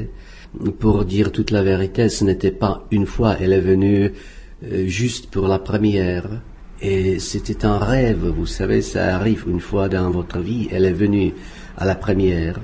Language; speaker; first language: French; non-native, fluent; Czech